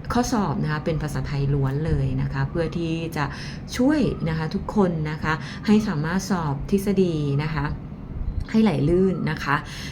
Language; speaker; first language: Thai; native; Thai